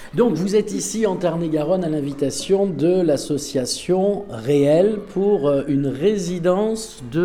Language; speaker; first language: French; native; French